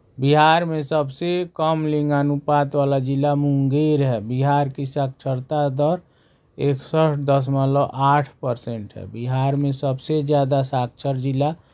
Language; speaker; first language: Hindi; native; Hindi